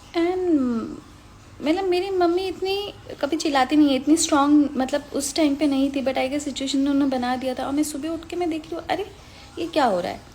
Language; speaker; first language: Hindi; non-native, local second language; Assamese